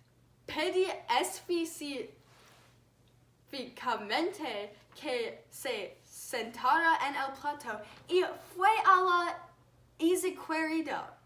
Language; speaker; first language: Spanish; non-native, learner; English